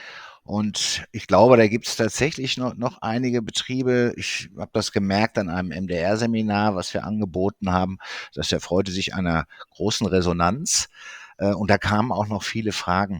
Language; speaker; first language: German; native; German